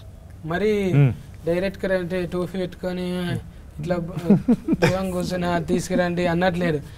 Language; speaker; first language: Telugu; native; Telugu